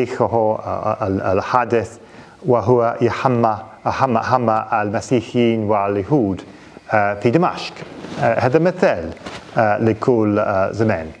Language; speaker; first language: Arabic; non-native, fluent; English